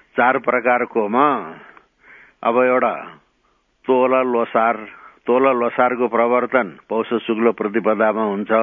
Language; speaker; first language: Nepali; non-native, local second language; Gurung